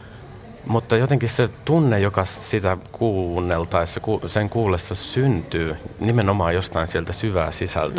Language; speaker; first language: Finnish; native; Finnish